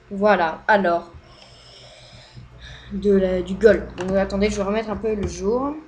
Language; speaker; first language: French; native; French